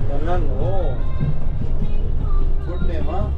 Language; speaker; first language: English; non-native, learner; Urdu